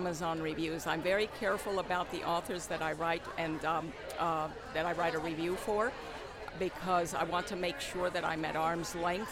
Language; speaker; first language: English; non-native, fluent; Spanish